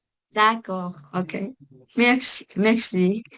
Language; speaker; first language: French; non-native, fluent; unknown